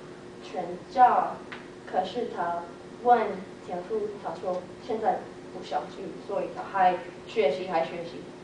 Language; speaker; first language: Chinese; non-native, learner; English